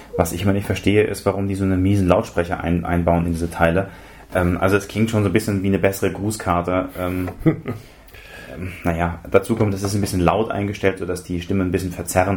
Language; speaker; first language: German; native; German